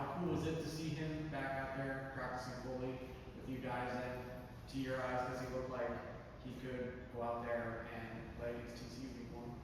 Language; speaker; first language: English; native; English